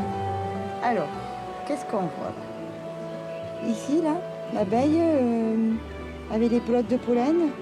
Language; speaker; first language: French; native; French